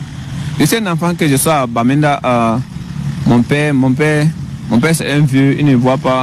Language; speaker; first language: French; non-native, learner; English